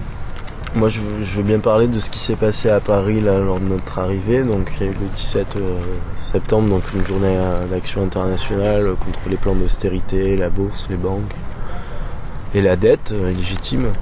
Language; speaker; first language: French; native; French